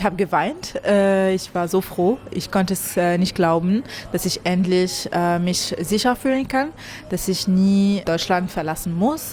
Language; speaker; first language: German; non-native, fluent; Arabic